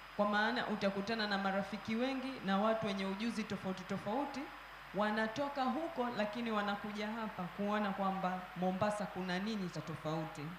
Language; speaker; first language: Swahili; native; Swahili